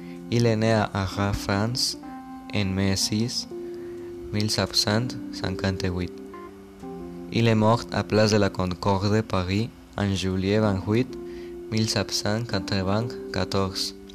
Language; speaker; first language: French; non-native, learner; Spanish